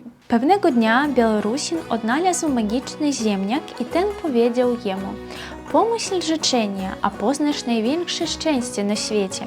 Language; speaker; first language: Polish; non-native, fluent; Belarusian